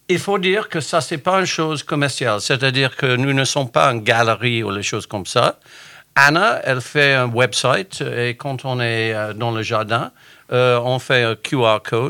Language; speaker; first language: French; non-native, fluent; English